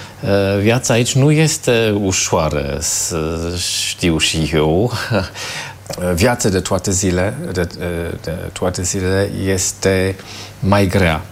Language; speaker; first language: Romanian; non-native, fluent; German